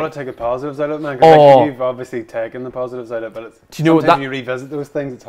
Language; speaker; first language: English; native; English